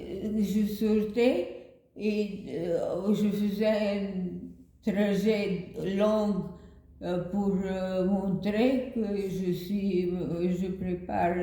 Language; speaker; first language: French; non-native, fluent; Bulgarian